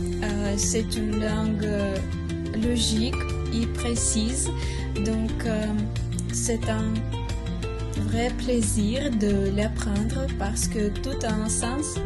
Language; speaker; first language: French; non-native, fluent; Ukrainian